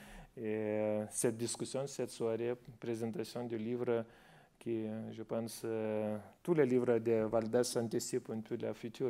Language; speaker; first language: French; non-native, fluent; Lithuanian